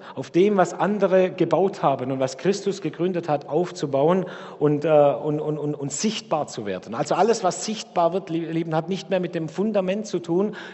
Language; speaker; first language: German; native; German